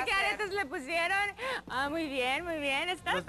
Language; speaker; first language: Spanish; native; Spanish